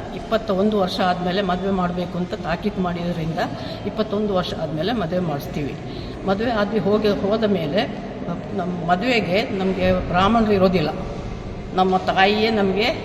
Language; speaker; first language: Kannada; non-native, local second language; Kodava